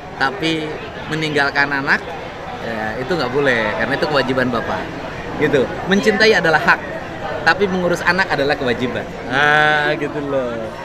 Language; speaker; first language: Indonesian; non-native, local second language; Sundanese